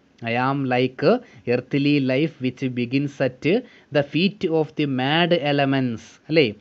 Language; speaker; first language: English; non-native, local second language; Malayalam